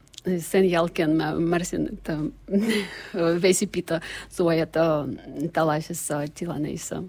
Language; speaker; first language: Finnish; non-native, learner; Russian